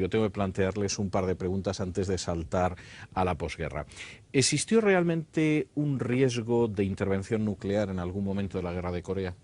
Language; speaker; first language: Spanish; native; Spanish